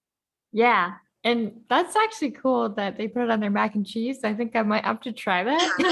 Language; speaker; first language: English; native; English